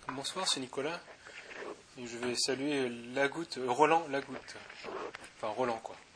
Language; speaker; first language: French; native; French